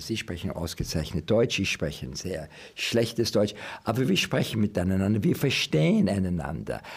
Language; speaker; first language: German; non-native, learner; English